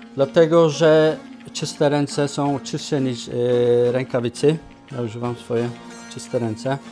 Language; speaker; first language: Polish; non-native, fluent; Turkish